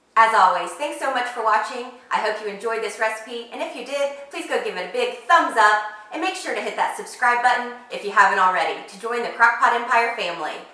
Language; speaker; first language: English; native; English